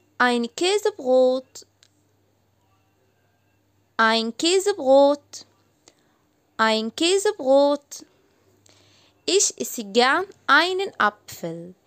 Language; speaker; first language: German; non-native, learner; Arabic